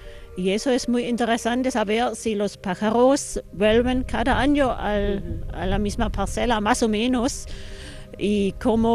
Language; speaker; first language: Spanish; non-native, fluent; German